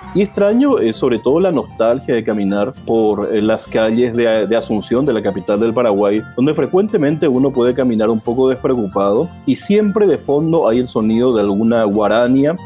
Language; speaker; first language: Spanish; native; Spanish